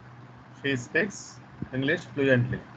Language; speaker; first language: English; non-native, learner; Telugu